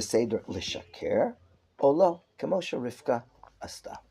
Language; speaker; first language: Hebrew; non-native, fluent; English